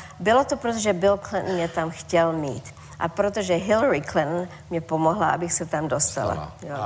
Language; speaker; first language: Czech; early bilingual, heritage; Czech